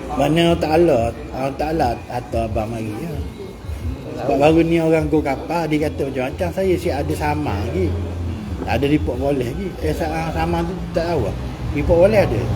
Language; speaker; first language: Malay; native; Malay